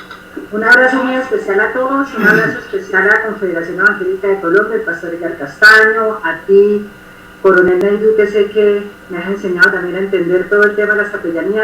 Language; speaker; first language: Spanish; native; Spanish